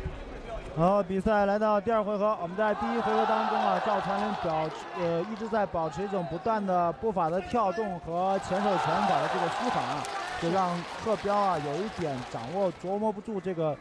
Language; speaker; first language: Chinese; native; Chinese